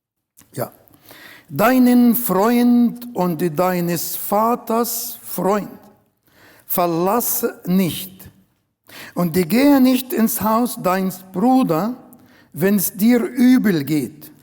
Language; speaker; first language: German; non-native, learner; Arabic